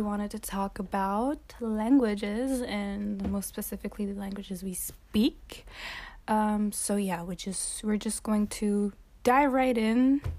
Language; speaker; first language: English; non-native, local second language; French